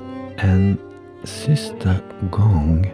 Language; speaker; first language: Swedish; non-native, learner; French